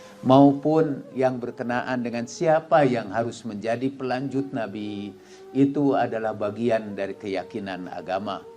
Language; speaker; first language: Indonesian; native; Indonesian